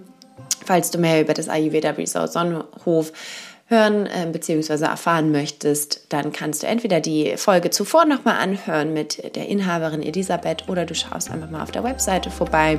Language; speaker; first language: German; native; German